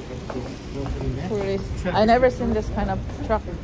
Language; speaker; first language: English; non-native, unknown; Korean